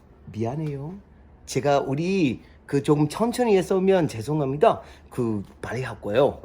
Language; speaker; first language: Korean; non-native, learner; English